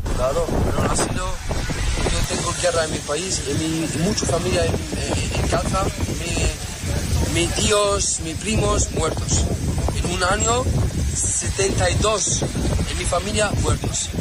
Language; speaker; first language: Spanish; non-native, learner; Arabic